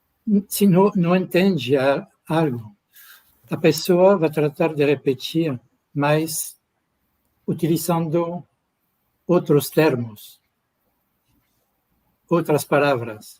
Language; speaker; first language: Portuguese; non-native, fluent; French